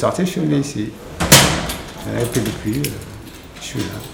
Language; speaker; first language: French; non-native, local second language; Arabic